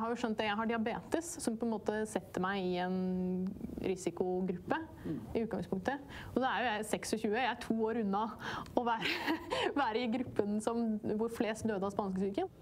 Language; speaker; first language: Norwegian; native; Norwegian